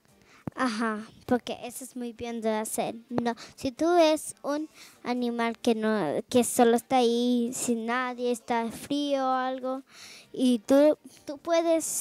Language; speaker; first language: Spanish; early bilingual, heritage; Spanish